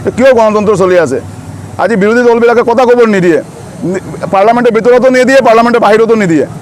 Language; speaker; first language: Assamese; non-native, local second language; Bangla